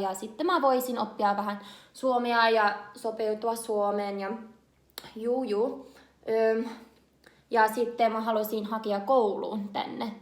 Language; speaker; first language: Finnish; non-native, learner; English